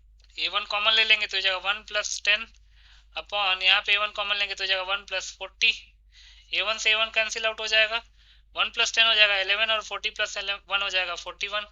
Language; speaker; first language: Hindi; native; Hindi